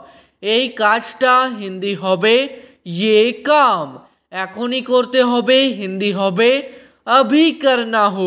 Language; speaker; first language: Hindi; non-native, fluent; Bangla